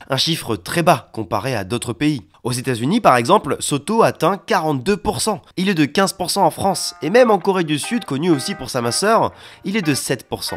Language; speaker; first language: French; native; French